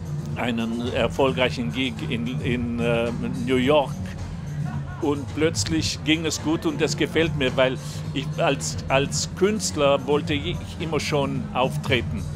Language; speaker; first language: German; non-native, local second language; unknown